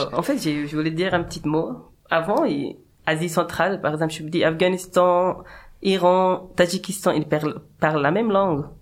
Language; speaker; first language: French; non-native, learner; Persian